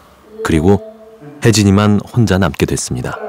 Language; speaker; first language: Korean; native; Korean